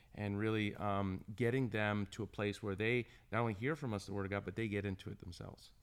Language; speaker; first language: English; native; English